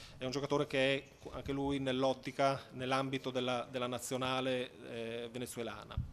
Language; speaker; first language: Italian; native; Italian